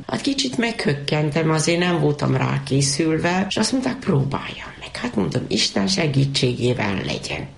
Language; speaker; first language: Hungarian; native; Hungarian